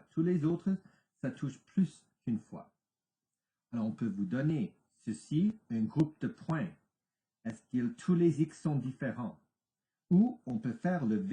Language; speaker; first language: French; non-native, local second language; English